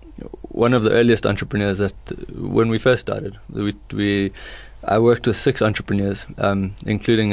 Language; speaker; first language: English; native; English